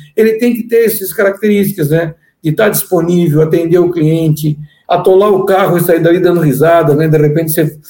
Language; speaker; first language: Portuguese; native; Portuguese